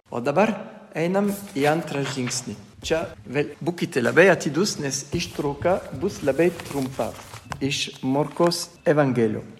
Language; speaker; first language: Lithuanian; non-native, fluent; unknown